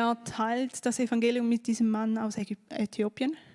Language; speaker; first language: German; native; German